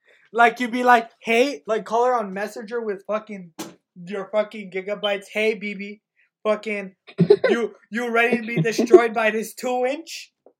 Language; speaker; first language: English; early bilingual, other home language; Spanish